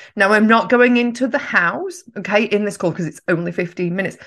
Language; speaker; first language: English; native; English